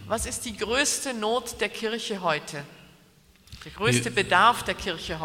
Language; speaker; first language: German; native; German